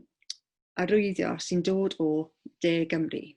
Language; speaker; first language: Welsh; non-native, local second language; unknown